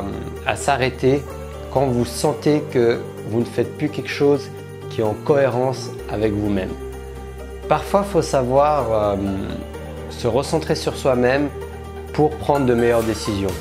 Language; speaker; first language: French; native; French